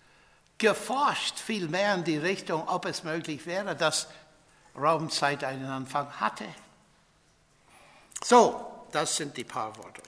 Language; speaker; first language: German; non-native, fluent; English